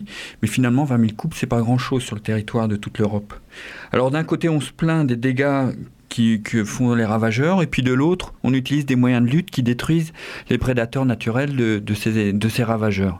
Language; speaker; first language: French; native; French